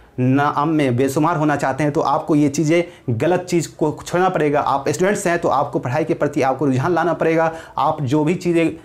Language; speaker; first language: Hindi; native; Hindi